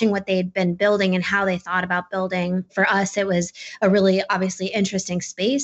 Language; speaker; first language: English; non-native, local second language; Urdu